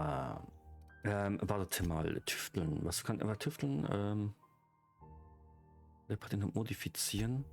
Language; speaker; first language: German; native; German